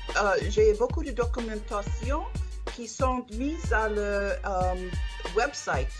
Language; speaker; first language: French; non-native, learner; English